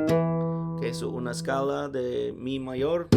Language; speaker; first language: Spanish; non-native, learner; English